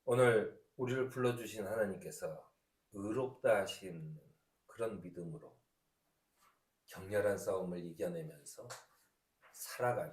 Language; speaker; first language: Korean; native; Korean